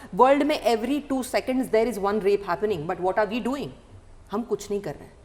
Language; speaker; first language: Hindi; non-native, local second language; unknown